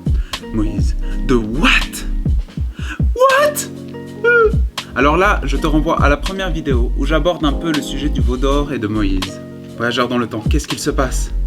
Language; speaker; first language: French; native; French